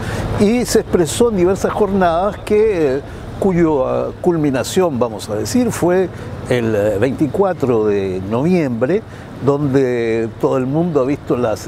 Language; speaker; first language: Spanish; native; Spanish